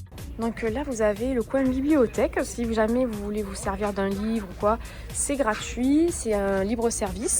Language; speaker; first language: French; native; French